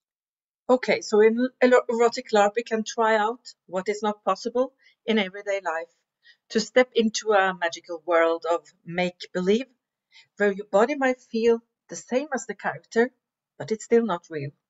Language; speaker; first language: English; non-native, fluent; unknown